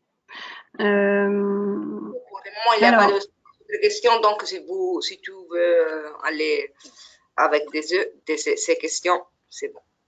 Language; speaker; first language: French; non-native, fluent; Italian